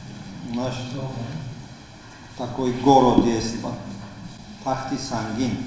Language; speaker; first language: Russian; non-native, local second language; Tajik